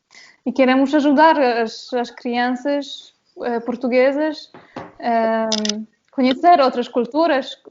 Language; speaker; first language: Portuguese; non-native, fluent; Polish